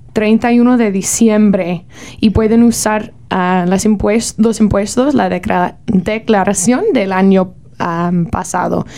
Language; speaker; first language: Spanish; non-native, learner; English